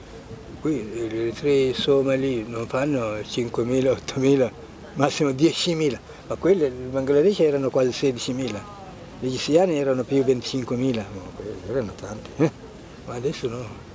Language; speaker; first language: Italian; non-native, fluent; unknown